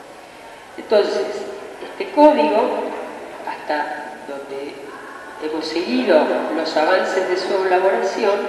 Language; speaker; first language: Spanish; native; Spanish